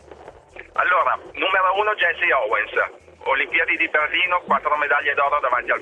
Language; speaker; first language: Italian; native; Italian